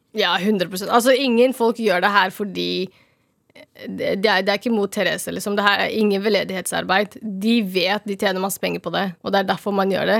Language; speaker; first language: Norwegian; early bilingual, other home language; Somali